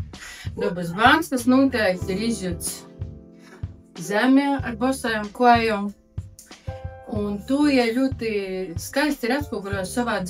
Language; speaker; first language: Latvian; native; Latvian